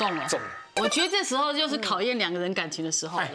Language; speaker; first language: Chinese; native; Chinese